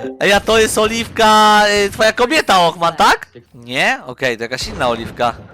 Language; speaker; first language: Polish; native; Polish